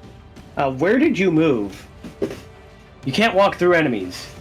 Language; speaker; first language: English; native; English